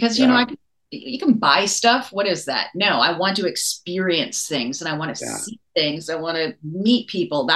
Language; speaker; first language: English; native; English